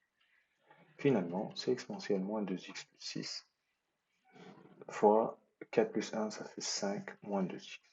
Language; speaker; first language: French; native; French